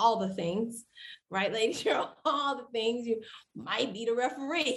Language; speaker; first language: English; native; English